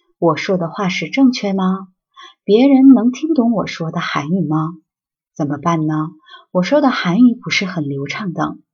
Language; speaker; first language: Chinese; non-native, fluent; Korean